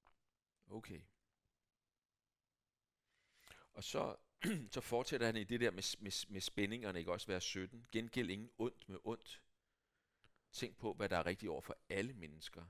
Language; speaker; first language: Danish; native; Danish